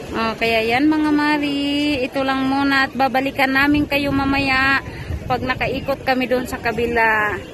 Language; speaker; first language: Filipino; non-native, local second language; Cebuano